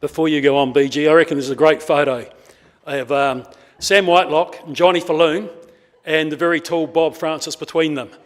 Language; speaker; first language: English; native; English